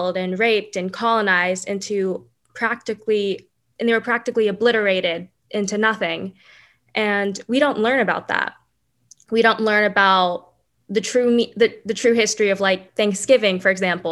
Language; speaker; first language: English; native; English